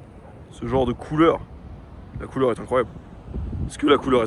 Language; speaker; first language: French; native; French